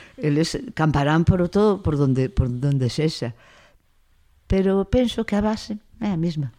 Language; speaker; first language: Galician; non-native, local second language; Spanish